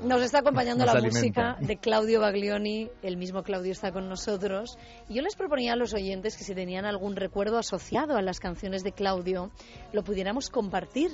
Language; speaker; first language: Spanish; native; Spanish